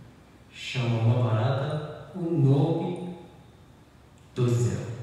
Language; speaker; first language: Portuguese; non-native, fluent; Japanese